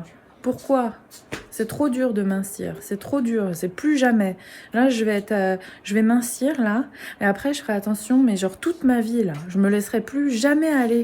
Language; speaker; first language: French; native; French